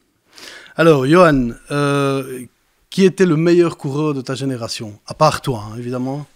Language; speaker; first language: French; native; French